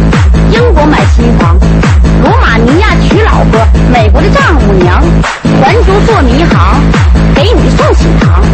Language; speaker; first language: Chinese; native; Chinese